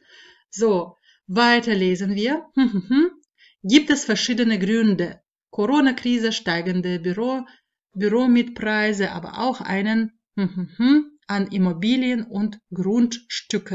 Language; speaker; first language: German; non-native, fluent; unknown